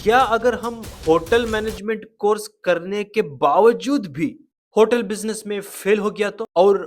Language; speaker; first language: Hindi; non-native, local second language; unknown